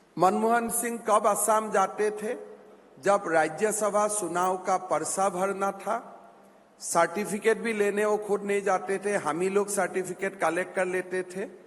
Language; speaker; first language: Hindi; non-native, local second language; Assamese